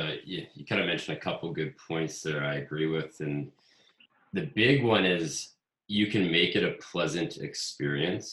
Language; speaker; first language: English; native; English